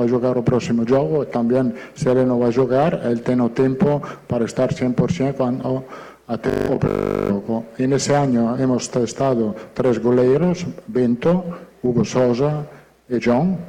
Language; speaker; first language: Portuguese; non-native, fluent; Italian